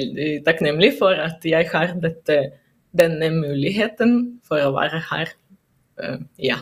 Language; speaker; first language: Norwegian; non-native, learner; Russian